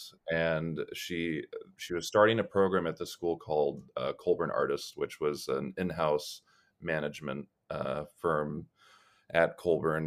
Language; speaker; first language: English; native; English